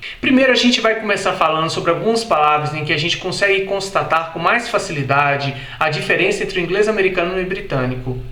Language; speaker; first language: Portuguese; native; Portuguese